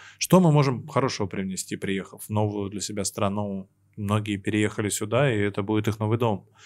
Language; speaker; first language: Russian; native; Russian